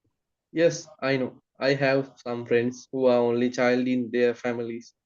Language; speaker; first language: English; non-native, learner; Sinhala